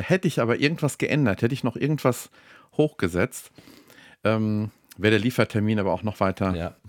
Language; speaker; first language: German; native; German